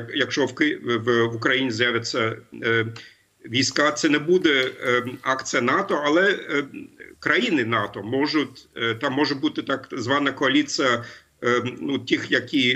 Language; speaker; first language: Ukrainian; non-native, fluent; German